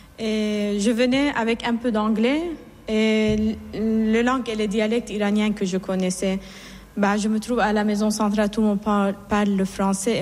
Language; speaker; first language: French; non-native, fluent; Persian